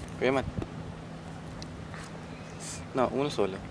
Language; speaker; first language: Italian; non-native, learner; Filipino